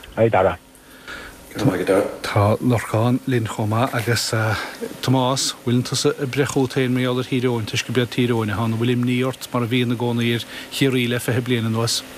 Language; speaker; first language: Irish; native; Irish